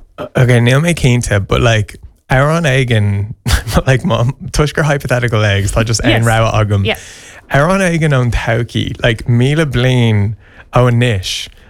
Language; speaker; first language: Irish; non-native, local second language; English